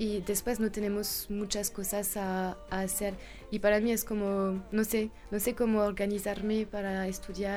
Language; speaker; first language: Spanish; non-native, learner; French